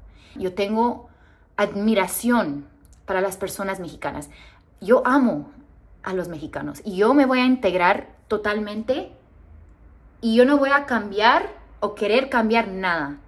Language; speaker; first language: Spanish; early bilingual, heritage; Spanish